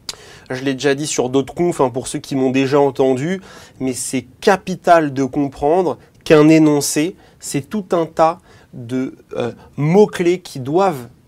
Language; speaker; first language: French; native; French